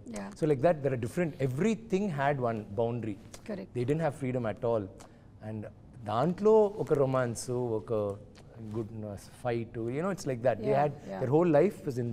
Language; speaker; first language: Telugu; non-native, learner; Tamil